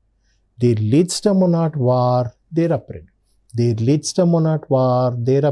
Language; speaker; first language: German; non-native, fluent; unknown